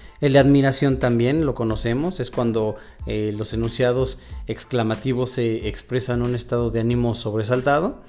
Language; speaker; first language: Spanish; native; Spanish